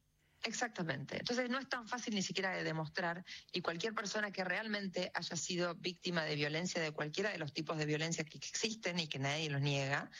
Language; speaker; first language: Spanish; native; Spanish